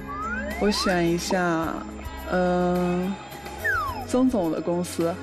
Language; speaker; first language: Chinese; native; Chinese